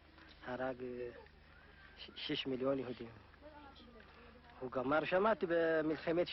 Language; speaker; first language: Hebrew; non-native, learner; Amharic